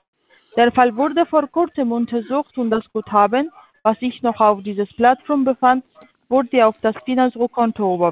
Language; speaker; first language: German; non-native, learner; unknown